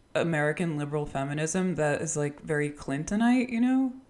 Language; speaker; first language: English; early bilingual, other home language; Russian